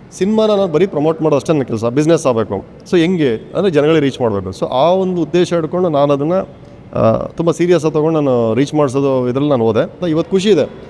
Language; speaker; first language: Kannada; native; Kannada